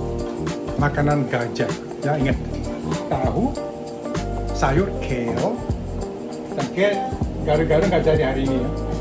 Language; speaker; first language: Indonesian; early bilingual, heritage; Dutch